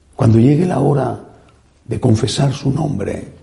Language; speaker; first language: Spanish; native; Spanish